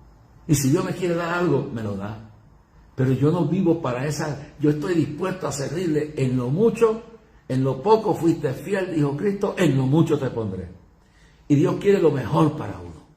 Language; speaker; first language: Spanish; native; Spanish